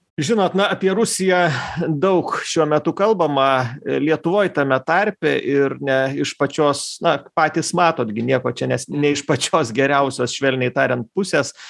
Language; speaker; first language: Lithuanian; native; Lithuanian